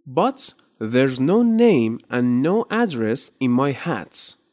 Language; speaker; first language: English; non-native, fluent; Persian